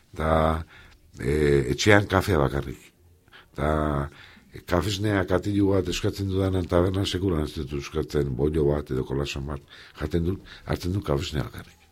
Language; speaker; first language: Basque; native; Basque